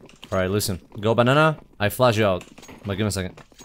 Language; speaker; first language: English; non-native, fluent; Spanish